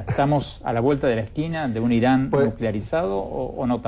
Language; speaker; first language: Spanish; native; Spanish